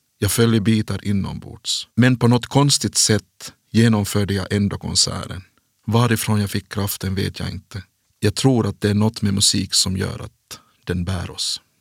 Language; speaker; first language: Swedish; native; Swedish